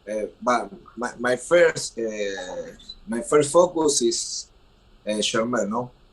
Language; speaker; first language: English; non-native, learner; Spanish